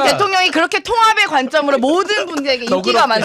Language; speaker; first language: Korean; native; Korean